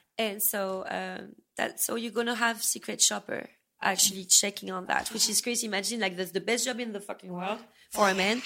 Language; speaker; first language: English; non-native, fluent; French